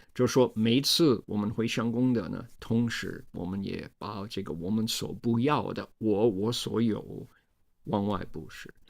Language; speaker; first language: Chinese; non-native, fluent; English